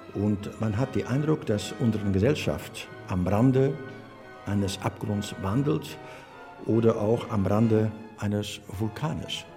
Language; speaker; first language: German; non-native, fluent; Dutch